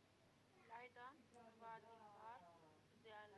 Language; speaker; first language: German; non-native, learner; Macedonian